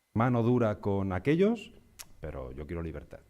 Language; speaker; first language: Spanish; non-native, local second language; Catalan